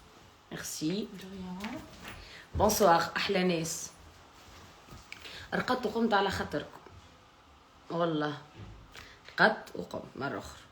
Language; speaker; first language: Arabic; native; Arabic